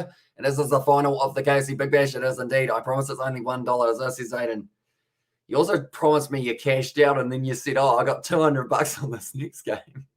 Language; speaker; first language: English; native; English